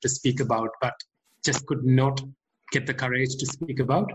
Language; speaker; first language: English; non-native, local second language; Malayalam